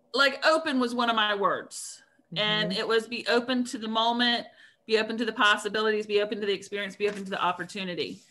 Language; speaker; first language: English; native; English